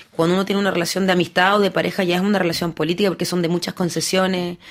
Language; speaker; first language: Spanish; early bilingual, heritage; French